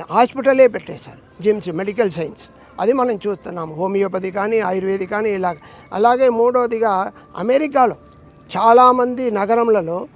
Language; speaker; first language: Telugu; non-native, local second language; Tamil